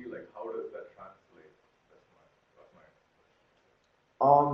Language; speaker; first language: English; native; English